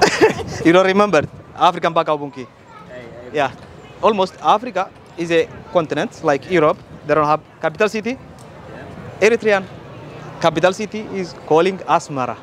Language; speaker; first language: English; non-native, learner; Tigrinya